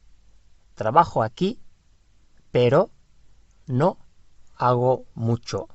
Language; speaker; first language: Spanish; non-native, fluent; English